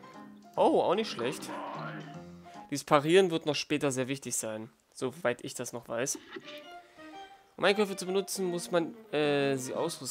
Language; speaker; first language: German; native; German